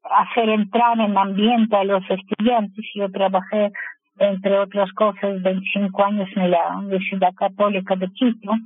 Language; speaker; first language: Spanish; non-native, fluent; Russian